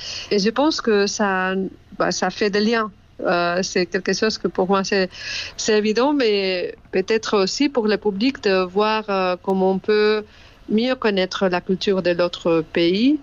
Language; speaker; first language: French; non-native, fluent; Spanish